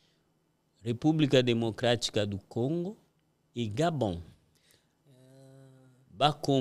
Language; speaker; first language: Portuguese; non-native, fluent; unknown